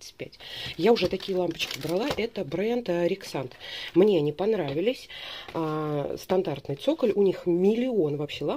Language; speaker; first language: Russian; native; Russian